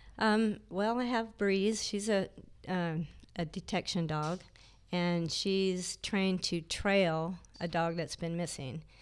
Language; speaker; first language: English; native; English